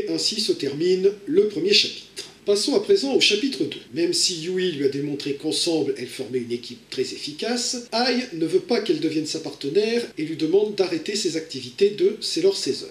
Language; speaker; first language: French; native; French